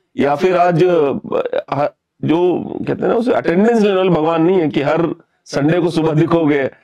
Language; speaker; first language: Hindi; native; Hindi